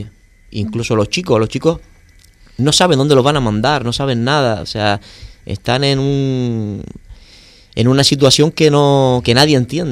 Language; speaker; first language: Spanish; native; Spanish